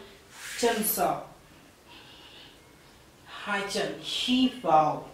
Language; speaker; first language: Vietnamese; non-native, learner; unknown